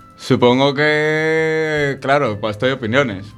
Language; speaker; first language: Spanish; native; Spanish